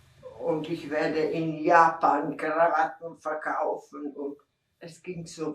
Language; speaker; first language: German; non-native, fluent; Czech